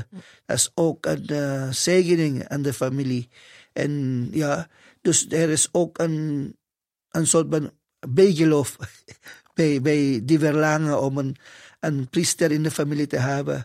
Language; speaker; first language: Dutch; non-native, fluent; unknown